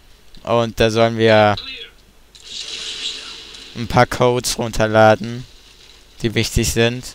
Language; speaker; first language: German; native; German